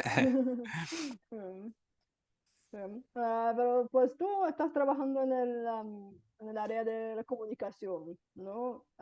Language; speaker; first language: Spanish; non-native, fluent; Bulgarian